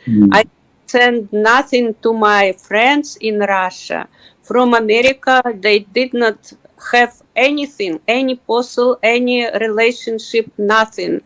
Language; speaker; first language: English; non-native, learner; Russian